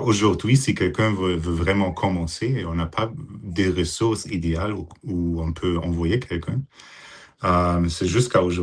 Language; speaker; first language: French; non-native, fluent; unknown